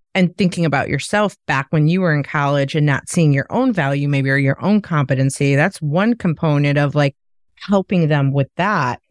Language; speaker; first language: English; native; English